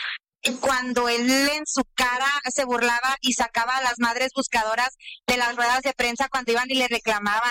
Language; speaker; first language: Spanish; native; Spanish